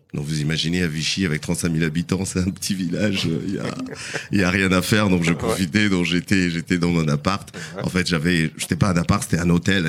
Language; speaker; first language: French; non-native, fluent; Portuguese